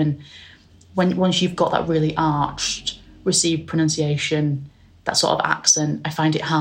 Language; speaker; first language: English; native; English